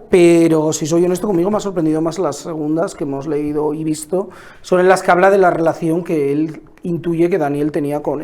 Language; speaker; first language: Spanish; native; Spanish